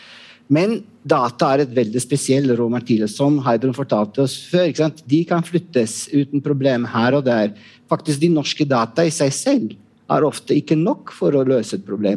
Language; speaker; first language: Norwegian; non-native, fluent; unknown